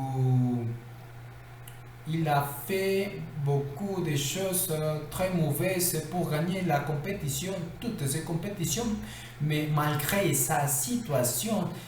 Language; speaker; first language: French; non-native, learner; Spanish